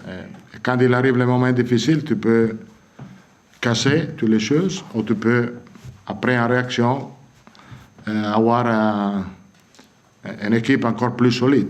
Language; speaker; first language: French; non-native, fluent; Italian